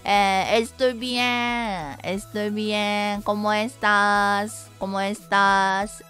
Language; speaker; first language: Spanish; non-native, learner; Japanese